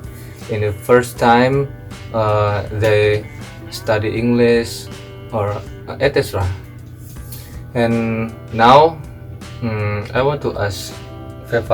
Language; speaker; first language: English; non-native, learner; Indonesian